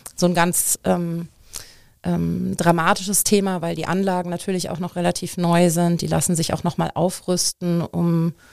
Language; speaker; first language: German; native; German